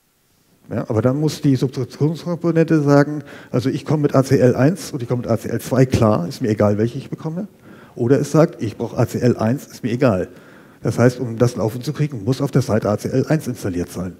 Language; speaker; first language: German; native; German